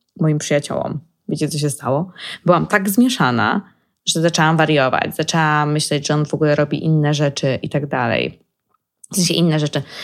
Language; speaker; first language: Polish; early bilingual, heritage; Polish